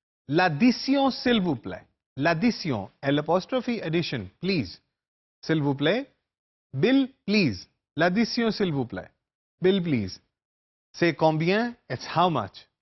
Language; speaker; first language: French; non-native, fluent; Urdu